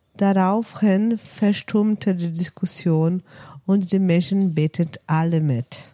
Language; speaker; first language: German; non-native, fluent; Portuguese